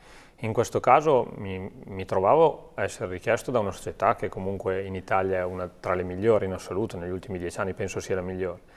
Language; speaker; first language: Italian; native; Italian